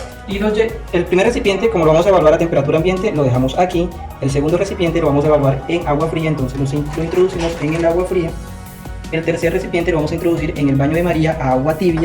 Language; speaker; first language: Spanish; native; Spanish